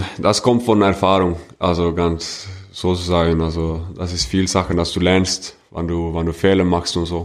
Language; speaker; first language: German; non-native, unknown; Norwegian